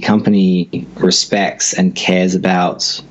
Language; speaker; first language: English; native; English